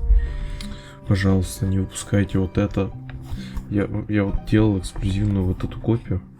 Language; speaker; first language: Russian; native; Russian